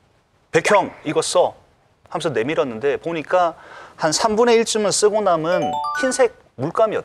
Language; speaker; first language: Korean; native; Korean